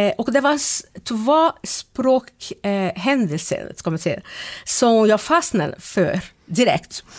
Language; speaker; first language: Swedish; non-native, fluent; Portuguese